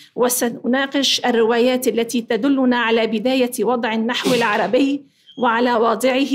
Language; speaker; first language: Arabic; native; Arabic